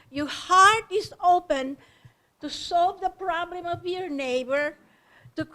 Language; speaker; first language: English; non-native, local second language; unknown